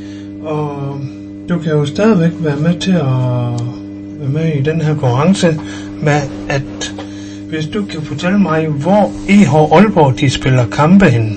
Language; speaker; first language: Danish; native; Danish